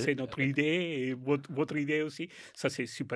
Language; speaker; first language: French; non-native, learner; Spanish